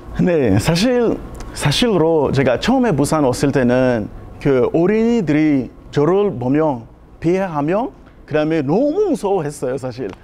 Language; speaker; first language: Korean; non-native, fluent; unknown